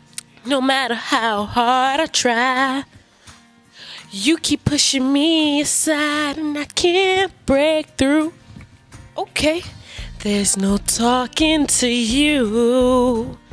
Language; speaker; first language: English; native; English